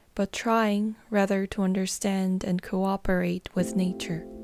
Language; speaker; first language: English; non-native, fluent; Korean